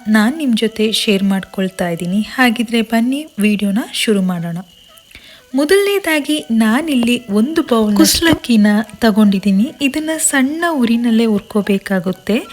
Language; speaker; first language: Kannada; non-native, local second language; Kodava